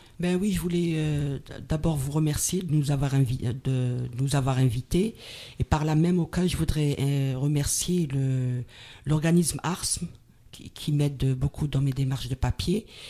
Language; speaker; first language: French; non-native, local second language; Arabic